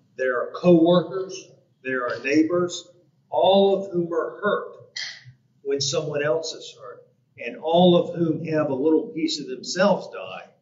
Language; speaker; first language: English; native; English